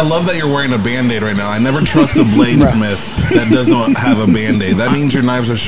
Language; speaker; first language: English; native; English